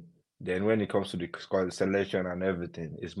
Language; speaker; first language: English; non-native, local second language; Yoruba